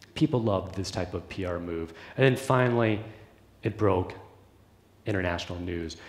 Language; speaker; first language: English; native; English